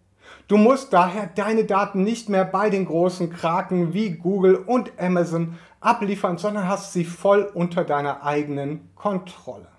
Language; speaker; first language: German; native; German